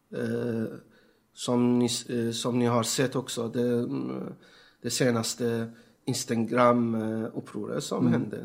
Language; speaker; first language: Swedish; non-native, fluent; Persian